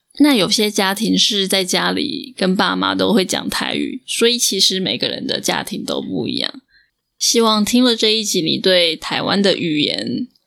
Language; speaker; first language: Chinese; native; Chinese